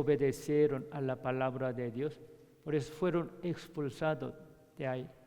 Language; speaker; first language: Spanish; non-native, learner; Korean